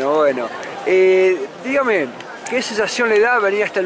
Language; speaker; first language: Spanish; native; Spanish